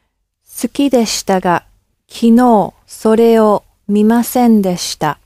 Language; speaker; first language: Japanese; non-native, learner; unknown